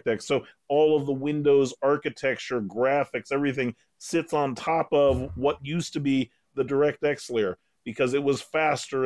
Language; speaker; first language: English; native; English